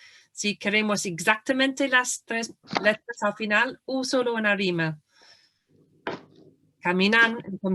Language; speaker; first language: Spanish; non-native, fluent; English